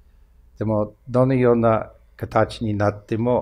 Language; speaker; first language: Japanese; non-native, fluent; English